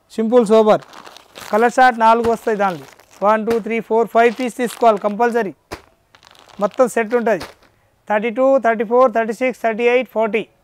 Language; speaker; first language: Telugu; native; Telugu